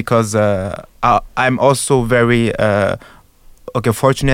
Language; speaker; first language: English; non-native, fluent; French